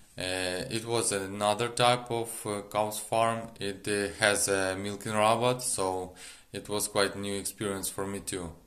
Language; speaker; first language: English; non-native, learner; Ukrainian